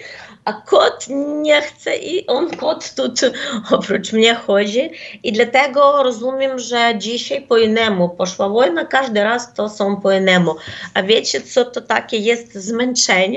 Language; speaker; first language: Polish; non-native, fluent; Ukrainian